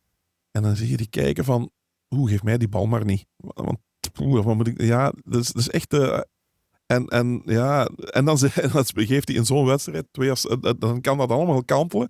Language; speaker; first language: Dutch; native; Dutch